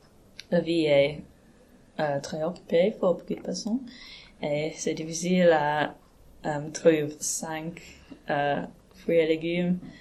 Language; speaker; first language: French; non-native, learner; English